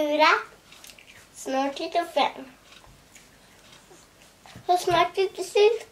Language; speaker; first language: Swedish; early bilingual, other home language; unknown